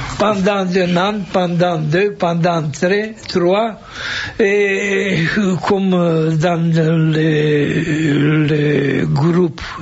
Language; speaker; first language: French; non-native, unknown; Romanian